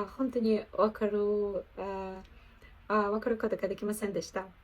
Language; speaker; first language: Japanese; non-native, fluent; Ukrainian